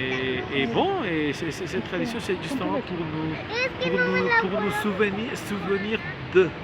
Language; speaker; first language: French; non-native, learner; Spanish